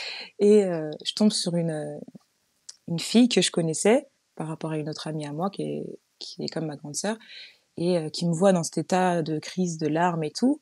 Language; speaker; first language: French; native; French